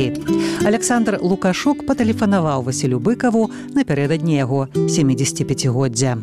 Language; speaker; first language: Belarusian; native; Belarusian